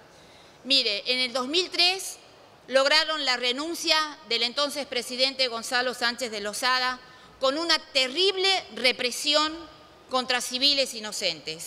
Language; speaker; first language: Spanish; native; Spanish